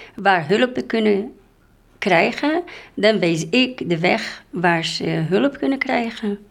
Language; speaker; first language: Dutch; non-native, fluent; Arabic